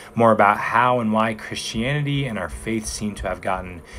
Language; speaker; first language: English; native; English